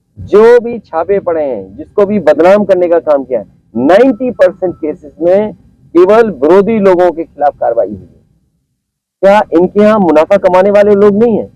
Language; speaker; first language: Hindi; native; Hindi